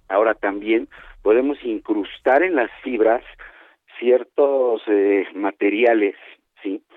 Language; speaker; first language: Spanish; native; Spanish